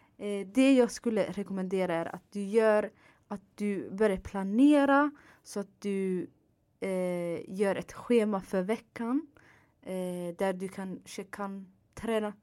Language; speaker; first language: Swedish; non-native, fluent; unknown